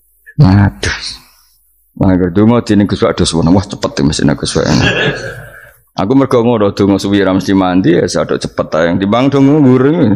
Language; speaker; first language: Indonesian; non-native, local second language; Javanese